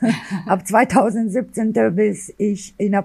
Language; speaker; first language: German; non-native, local second language; Albanian